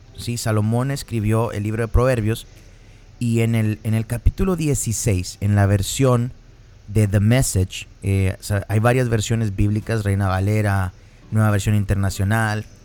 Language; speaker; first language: Spanish; native; Spanish